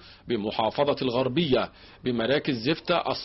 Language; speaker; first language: Arabic; native; Arabic